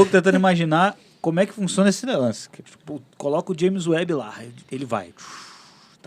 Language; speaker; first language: Portuguese; native; Portuguese